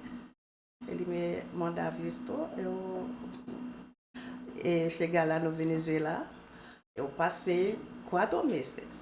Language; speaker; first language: Portuguese; non-native, learner; Haitian Creole